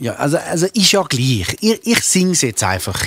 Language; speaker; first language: German; native; German